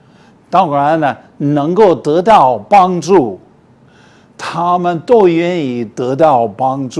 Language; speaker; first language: Chinese; non-native, fluent; English